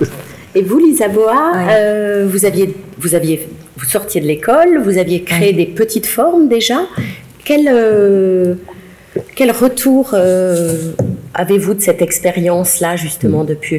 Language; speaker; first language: French; native; French